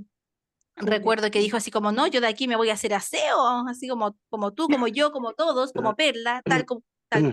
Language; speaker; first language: Spanish; native; Spanish